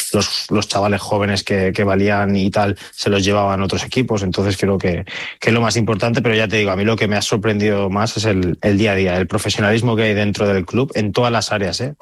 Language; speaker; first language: Spanish; native; Spanish